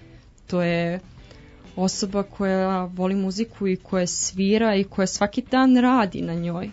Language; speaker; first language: Serbian; native; Serbian